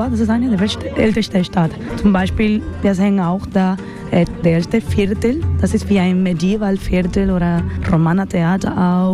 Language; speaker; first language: German; non-native, learner; Spanish